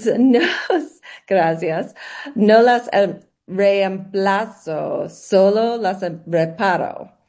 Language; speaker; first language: Spanish; non-native, learner; English